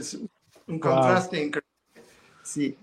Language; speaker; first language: Spanish; non-native, fluent; English